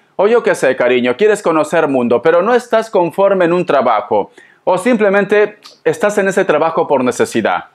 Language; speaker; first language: Spanish; native; Spanish